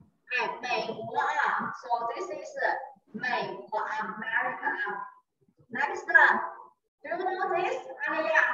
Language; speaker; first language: English; non-native, learner; Chinese